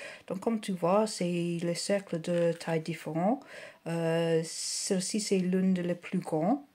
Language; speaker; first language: French; non-native, learner; English